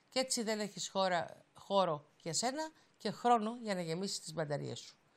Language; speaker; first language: Greek; native; Greek